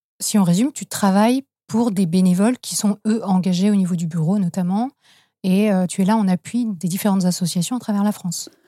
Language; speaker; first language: French; native; French